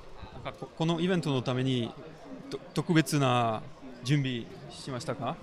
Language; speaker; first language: Japanese; non-native, fluent; French